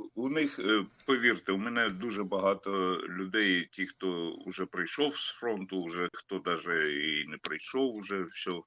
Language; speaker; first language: Ukrainian; non-native, local second language; Russian